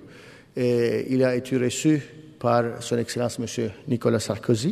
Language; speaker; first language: French; non-native, fluent; Turkish